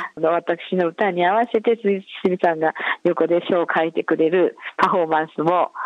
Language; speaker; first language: Japanese; native; Japanese